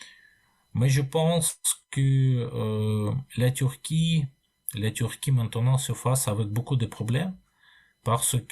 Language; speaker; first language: French; non-native, fluent; Russian